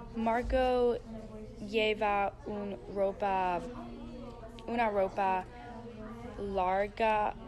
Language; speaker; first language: Spanish; non-native, learner; English